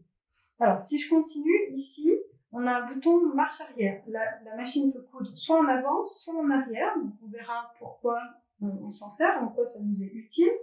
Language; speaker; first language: French; native; French